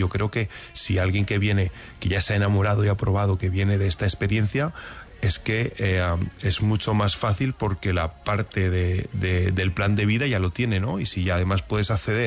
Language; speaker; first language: Spanish; native; Spanish